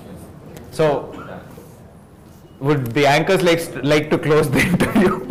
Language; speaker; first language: Telugu; native; Telugu